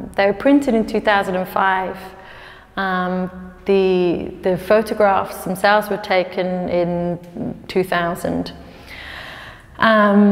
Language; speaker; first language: English; native; English